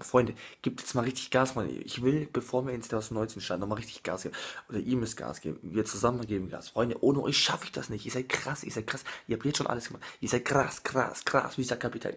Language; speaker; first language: German; non-native, fluent; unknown